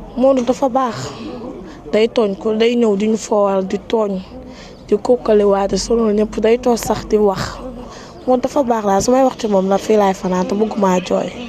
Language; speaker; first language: Wolof; native; Wolof